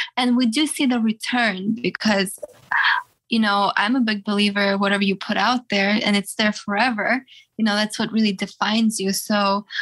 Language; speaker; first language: English; early bilingual, other home language; Russian